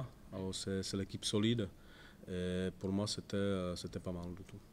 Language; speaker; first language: French; non-native, fluent; Czech